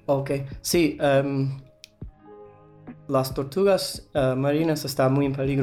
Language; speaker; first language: Spanish; non-native, learner; English